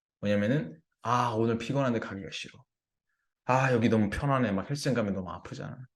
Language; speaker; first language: Korean; early bilingual, heritage; English